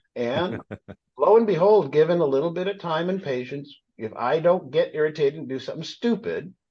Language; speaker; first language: English; native; English